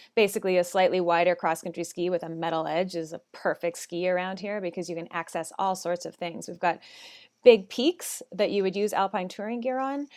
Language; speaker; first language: English; native; English